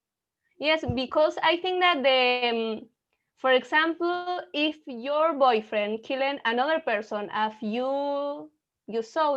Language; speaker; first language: English; non-native, learner; Spanish